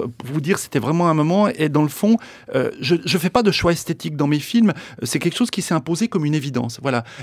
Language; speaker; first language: French; early bilingual, other home language; Spanish